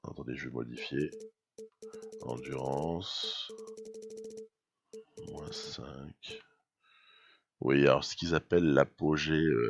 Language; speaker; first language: French; native; French